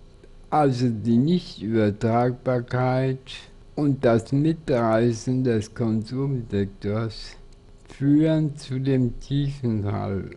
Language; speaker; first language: German; native; German